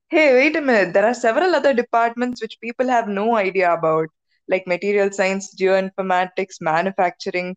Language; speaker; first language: English; non-native, local second language; Tamil